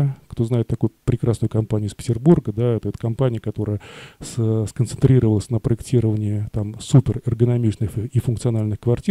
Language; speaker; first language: Russian; native; Russian